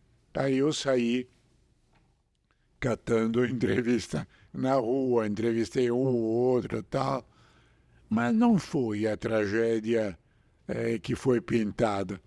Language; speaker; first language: Portuguese; non-native, fluent; Italian